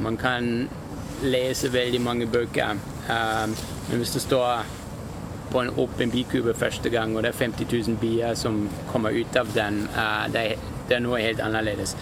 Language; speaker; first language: Norwegian; non-native, fluent; German